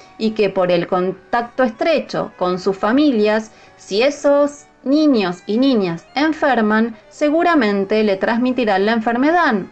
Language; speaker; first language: Spanish; native; Spanish